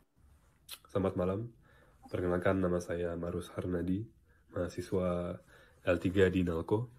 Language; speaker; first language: Indonesian; non-native, fluent; French